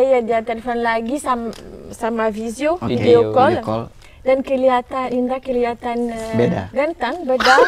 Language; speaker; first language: Indonesian; non-native, learner; French